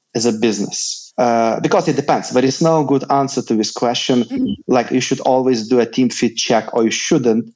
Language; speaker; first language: English; non-native, fluent; Lithuanian